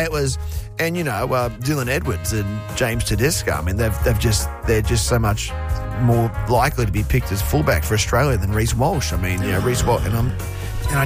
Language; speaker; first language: English; native; English